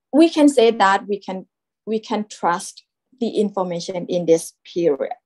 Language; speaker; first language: English; non-native, fluent; Thai